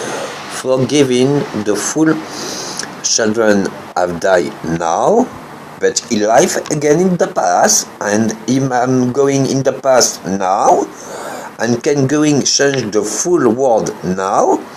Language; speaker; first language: English; non-native, learner; French